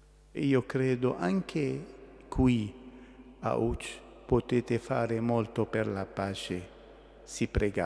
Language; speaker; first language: Italian; non-native, learner; Arabic